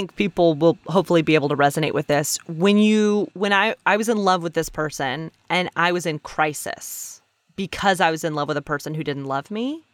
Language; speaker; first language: English; native; English